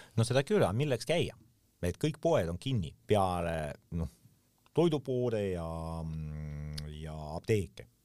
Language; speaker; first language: Estonian; non-native, local second language; Russian